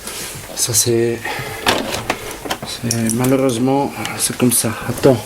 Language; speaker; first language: French; non-native, learner; Italian